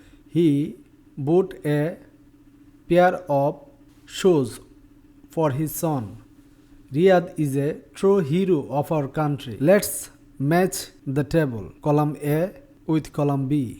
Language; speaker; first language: English; non-native, local second language; Bangla